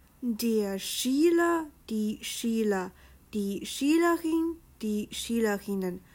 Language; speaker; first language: German; non-native, fluent; Chinese